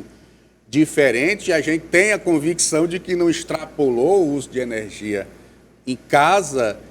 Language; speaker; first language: Portuguese; native; Portuguese